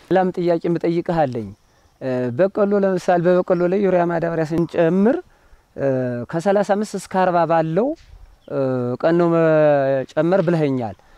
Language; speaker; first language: Amharic; native; Amharic